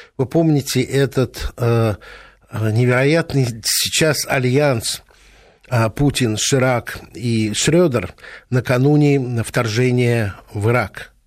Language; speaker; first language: Russian; native; Russian